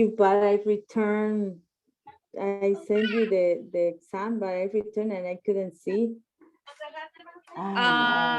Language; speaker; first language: English; non-native, learner; Spanish